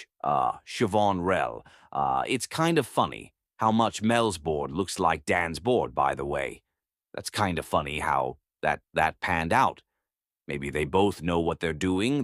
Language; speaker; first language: English; native; English